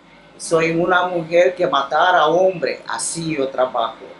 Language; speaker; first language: Spanish; non-native, learner; Romanian